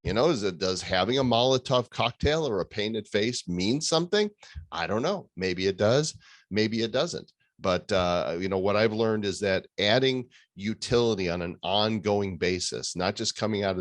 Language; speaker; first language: English; native; English